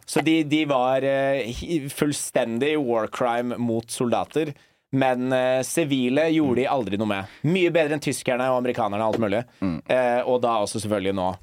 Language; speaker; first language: Norwegian; early bilingual, other home language; English